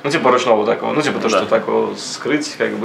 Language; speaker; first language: Russian; native; Russian